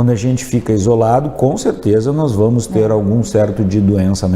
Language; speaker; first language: Portuguese; native; Portuguese